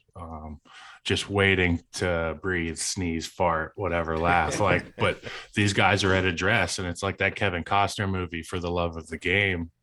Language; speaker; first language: English; native; English